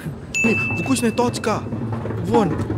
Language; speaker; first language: Russian; non-native, learner; Indonesian